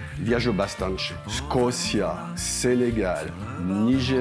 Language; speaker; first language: Portuguese; non-native, learner; French